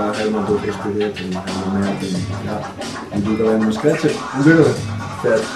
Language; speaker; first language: Dutch; early bilingual, other home language; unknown